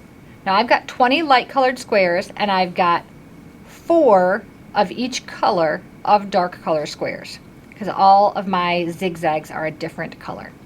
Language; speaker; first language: English; native; English